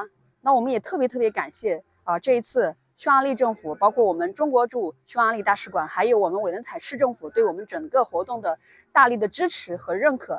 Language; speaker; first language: Chinese; native; Chinese